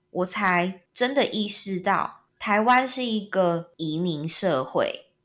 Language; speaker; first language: Chinese; non-native, local second language; Min Nan Chinese